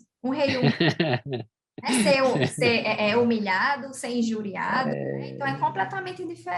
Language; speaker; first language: Portuguese; native; Portuguese